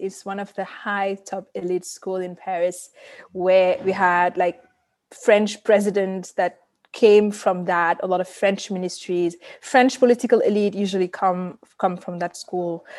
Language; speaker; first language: English; non-native, fluent; Wolof